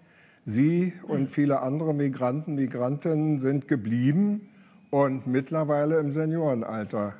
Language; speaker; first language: German; native; German